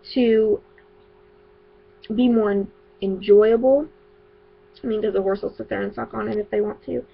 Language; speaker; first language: English; native; English